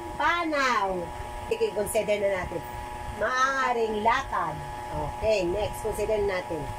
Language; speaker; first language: Filipino; non-native, local second language; Kinaray-a